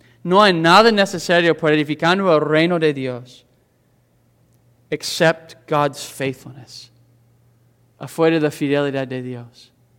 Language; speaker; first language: Spanish; non-native, fluent; English